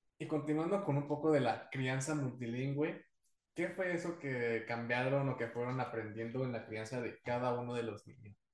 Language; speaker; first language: Spanish; native; Spanish